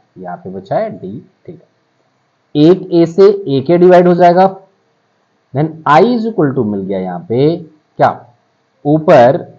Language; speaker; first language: Hindi; native; Hindi